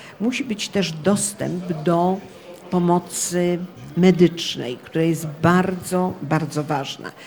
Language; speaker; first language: Polish; native; Polish